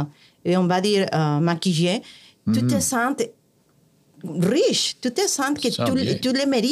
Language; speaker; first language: French; non-native, fluent; Spanish